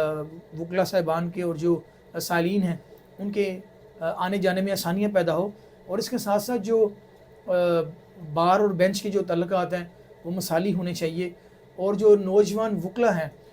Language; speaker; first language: Urdu; native; Urdu